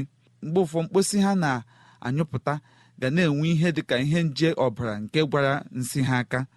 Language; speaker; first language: Igbo; native; Igbo